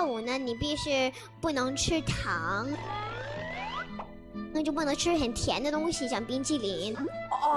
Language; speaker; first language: Chinese; early bilingual, heritage; Chinese